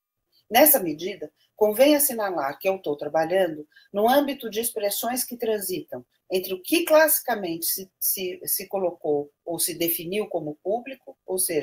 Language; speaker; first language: Portuguese; native; Portuguese